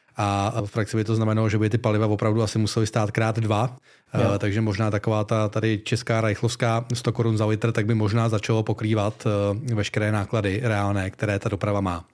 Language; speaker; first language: Czech; native; Czech